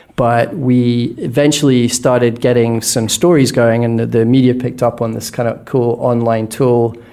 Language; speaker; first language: English; native; English